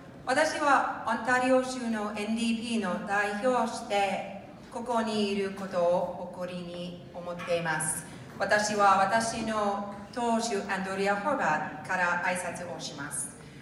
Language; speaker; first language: Japanese; non-native, learner; English